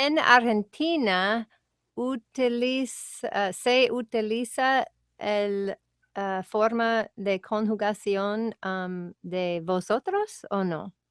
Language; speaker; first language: Spanish; non-native, learner; English